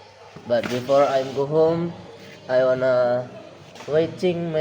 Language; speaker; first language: English; non-native, learner; Indonesian